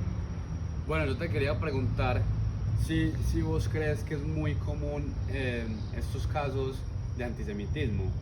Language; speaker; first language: Spanish; native; Spanish